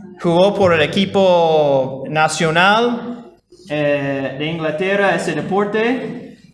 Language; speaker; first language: Spanish; non-native, fluent; English